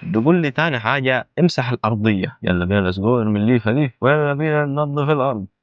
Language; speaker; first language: Arabic; native; Arabic